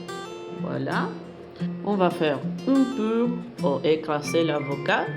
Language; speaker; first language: French; non-native, fluent; Spanish